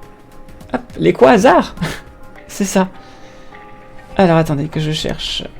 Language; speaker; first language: French; native; French